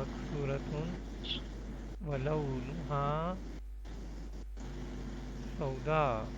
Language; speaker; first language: Arabic; non-native, fluent; Urdu